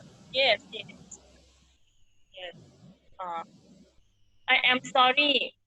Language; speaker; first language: English; non-native, learner; Thai